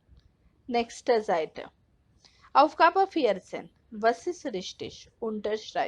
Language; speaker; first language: German; non-native, fluent; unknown